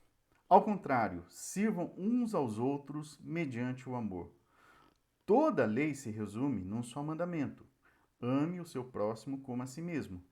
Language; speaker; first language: Portuguese; native; Portuguese